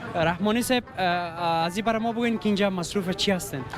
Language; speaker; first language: Persian; native; Persian